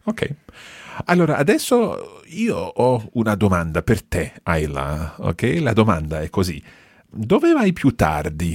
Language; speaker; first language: Italian; non-native, fluent; English